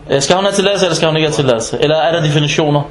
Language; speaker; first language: Danish; non-native, fluent; Arabic